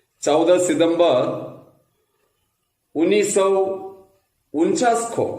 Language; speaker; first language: Hindi; non-native, local second language; Malayalam